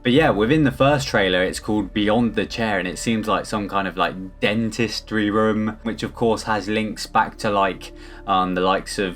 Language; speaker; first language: English; native; English